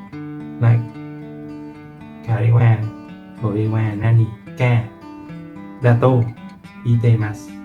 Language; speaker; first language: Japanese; non-native, learner; Vietnamese